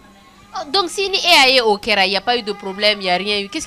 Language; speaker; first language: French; non-native, local second language; Bambara